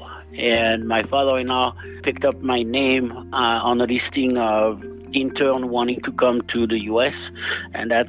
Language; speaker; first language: English; non-native, fluent; French